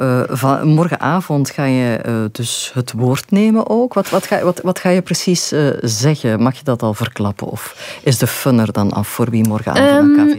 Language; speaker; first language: Dutch; native; Dutch